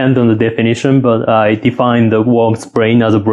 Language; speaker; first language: English; non-native, fluent; Japanese